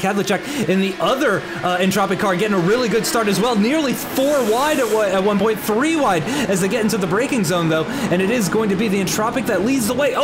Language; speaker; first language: English; native; English